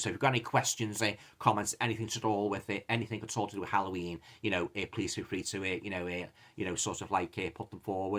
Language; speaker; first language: English; native; English